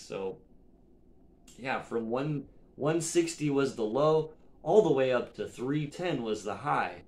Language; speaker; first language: English; native; English